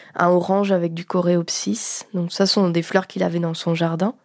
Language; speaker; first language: French; native; French